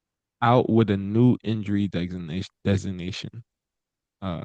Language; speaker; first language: English; native; English